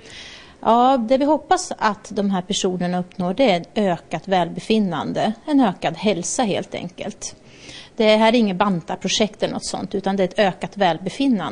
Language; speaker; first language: Swedish; native; Swedish